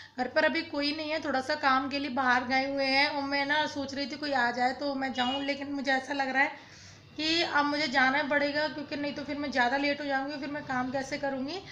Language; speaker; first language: Hindi; native; Hindi